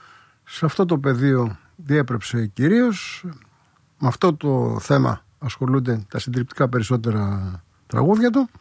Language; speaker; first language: Greek; native; Greek